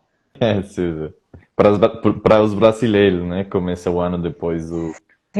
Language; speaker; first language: Portuguese; non-native, fluent; Spanish